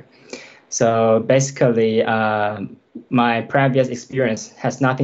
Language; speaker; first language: English; non-native, fluent; Chinese